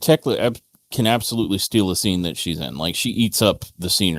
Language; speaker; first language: English; native; English